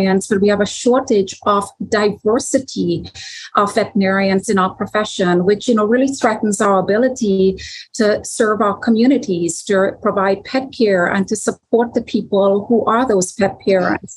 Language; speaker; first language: English; native; English